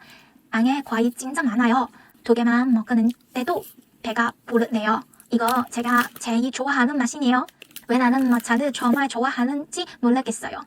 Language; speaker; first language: Korean; non-native, learner; Cantonese